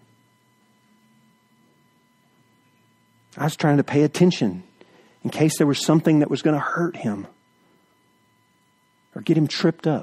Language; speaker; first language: English; native; English